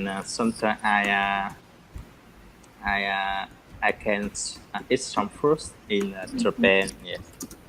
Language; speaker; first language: English; non-native, learner; Vietnamese